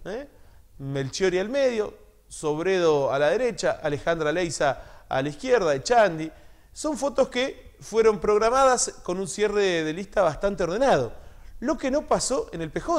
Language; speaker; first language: Spanish; native; Spanish